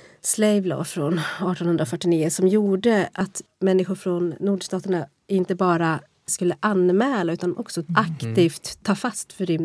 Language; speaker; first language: Swedish; native; Swedish